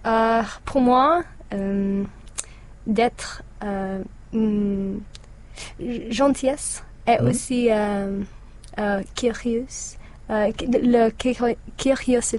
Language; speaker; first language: French; non-native, learner; English